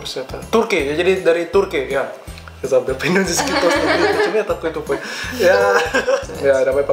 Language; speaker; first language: Russian; non-native, learner; Indonesian